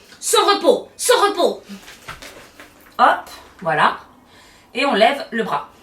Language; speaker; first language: French; native; French